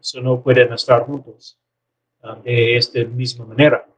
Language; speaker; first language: Spanish; non-native, learner; English